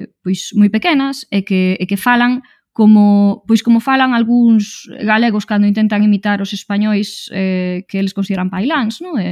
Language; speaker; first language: Galician; native; Galician